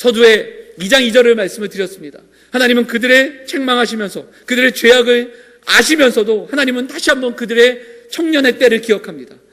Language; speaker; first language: Korean; native; Korean